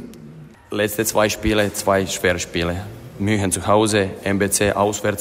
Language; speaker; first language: German; non-native, fluent; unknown